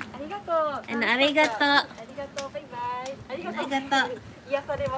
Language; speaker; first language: Japanese; native; Japanese